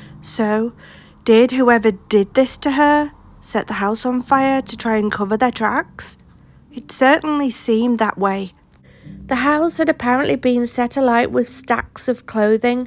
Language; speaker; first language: English; native; English